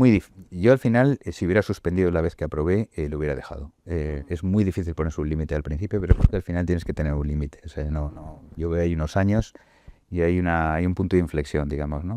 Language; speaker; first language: Spanish; native; Spanish